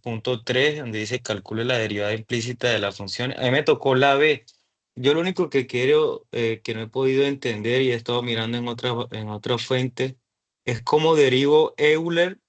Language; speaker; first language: Spanish; native; Spanish